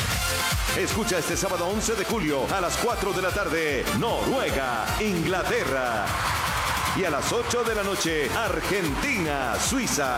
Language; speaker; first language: Spanish; native; Spanish